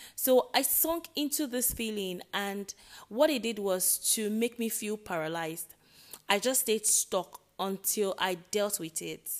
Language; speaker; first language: English; non-native, local second language; Yoruba